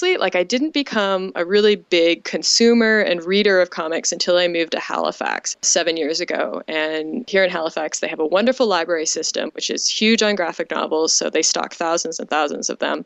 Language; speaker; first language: English; native; English